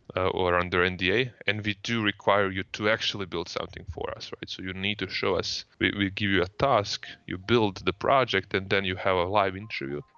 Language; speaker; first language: English; non-native, fluent; Croatian